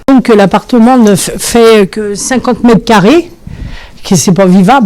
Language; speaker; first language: French; native; French